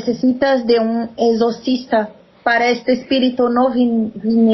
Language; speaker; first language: Spanish; non-native, learner; Portuguese